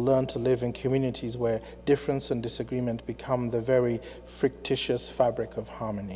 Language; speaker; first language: English; native; English